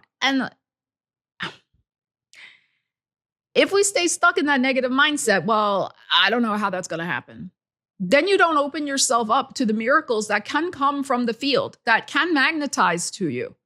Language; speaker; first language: English; native; English